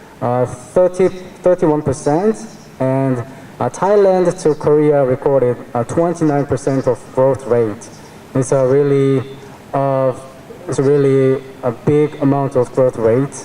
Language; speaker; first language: English; non-native, fluent; Korean